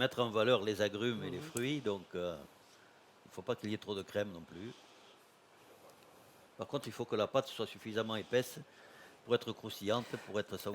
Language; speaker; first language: French; native; French